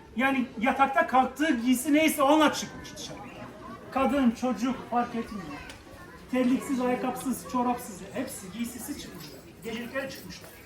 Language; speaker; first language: Turkish; non-native, local second language; Kurdish